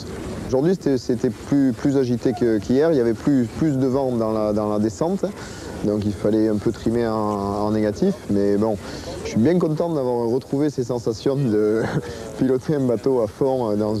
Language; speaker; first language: French; native; French